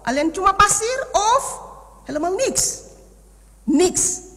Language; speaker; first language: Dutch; non-native, fluent; Indonesian